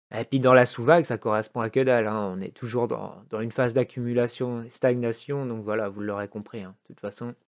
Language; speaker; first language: French; native; French